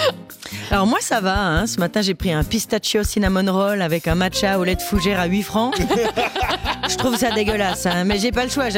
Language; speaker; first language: French; native; French